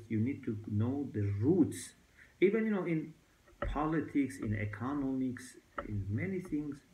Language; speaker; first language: English; non-native, fluent; Persian